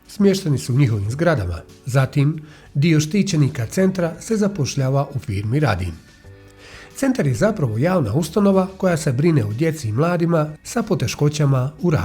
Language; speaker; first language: Bosnian; native; Bosnian